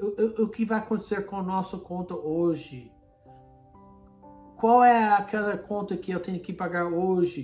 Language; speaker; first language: Portuguese; non-native, fluent; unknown